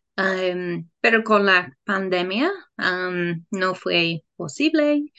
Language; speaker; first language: Spanish; non-native, learner; English